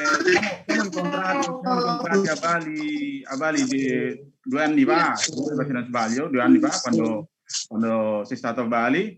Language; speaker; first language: Italian; non-native, learner; Indonesian